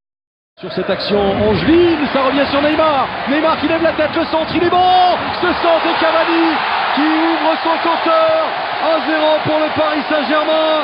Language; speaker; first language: French; native; French